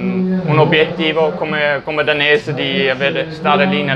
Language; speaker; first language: Italian; non-native, fluent; Danish